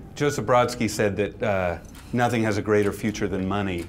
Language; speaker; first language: English; native; English